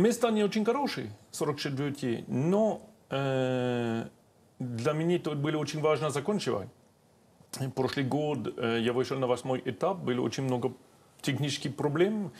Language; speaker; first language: Russian; non-native, learner; French